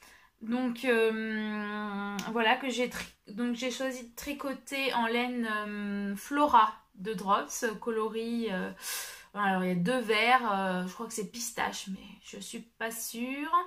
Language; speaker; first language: French; native; French